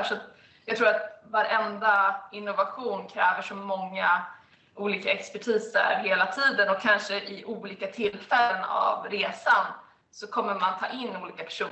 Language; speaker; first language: Swedish; native; Swedish